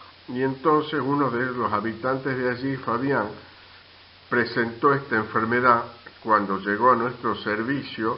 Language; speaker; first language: Spanish; native; Spanish